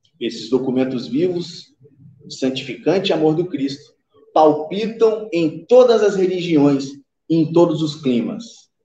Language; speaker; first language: Portuguese; native; Portuguese